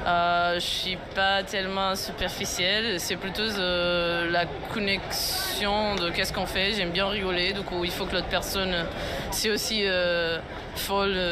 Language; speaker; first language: French; non-native, fluent; Spanish